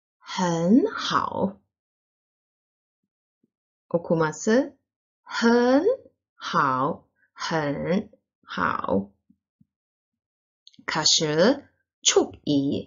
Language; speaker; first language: Turkish; non-native, learner; Chinese